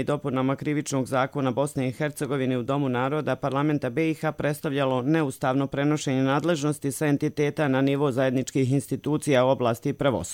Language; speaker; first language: Croatian; native; Croatian